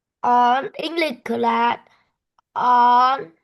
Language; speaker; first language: English; non-native, learner; Vietnamese